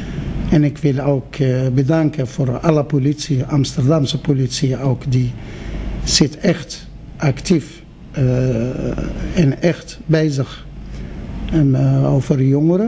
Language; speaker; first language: Dutch; non-native, fluent; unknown